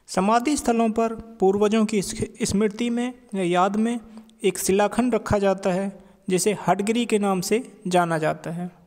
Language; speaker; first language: Hindi; native; Hindi